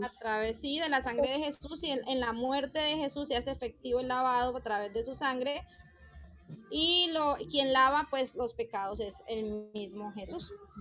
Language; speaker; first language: Spanish; native; Spanish